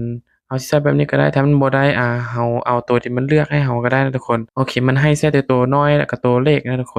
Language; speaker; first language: Thai; non-native, local second language; Northeastern Thai